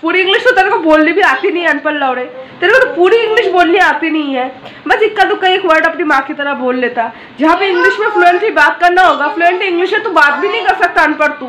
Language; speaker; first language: Hindi; non-native, local second language; Bangla